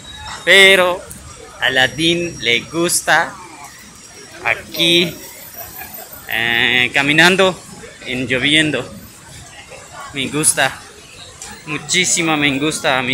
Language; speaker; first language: Spanish; non-native, learner; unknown